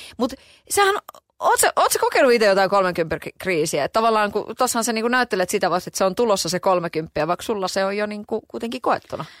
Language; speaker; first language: Finnish; native; Finnish